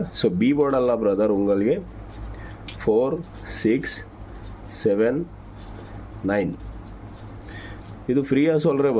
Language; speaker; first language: Tamil; non-native, learner; Kannada